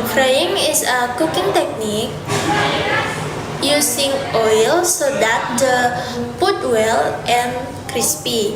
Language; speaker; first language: English; non-native, learner; Indonesian